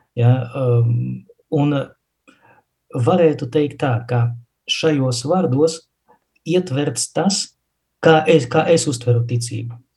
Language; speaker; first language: Latvian; non-native, local second language; Russian